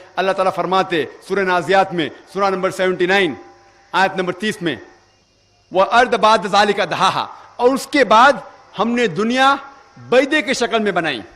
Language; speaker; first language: Urdu; non-native, local second language; Konkani